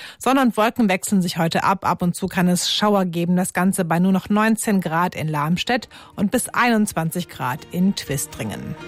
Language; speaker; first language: German; native; German